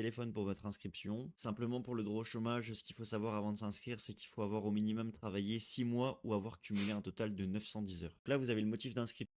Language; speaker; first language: French; native; French